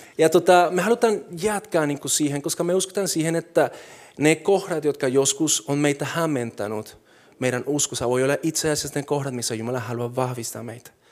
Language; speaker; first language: Finnish; non-native, fluent; Spanish